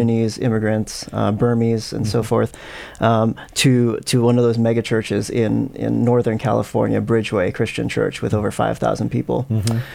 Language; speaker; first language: English; non-native, local second language; Filipino